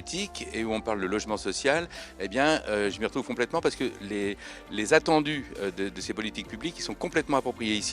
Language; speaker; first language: French; native; French